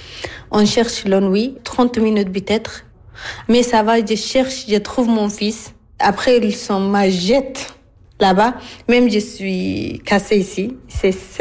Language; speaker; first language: French; non-native, learner; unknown